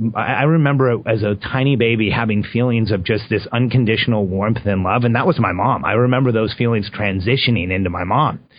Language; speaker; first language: English; early bilingual, other home language; Spanish